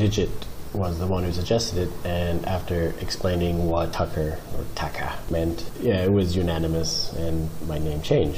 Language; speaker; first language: English; native; English